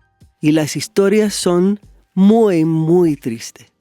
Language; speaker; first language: Spanish; non-native, fluent; English